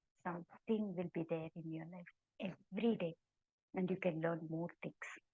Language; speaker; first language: English; non-native, local second language; Telugu